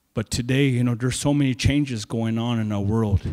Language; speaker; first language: English; native; English